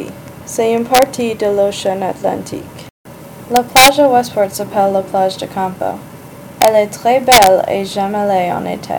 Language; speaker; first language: French; non-native, learner; English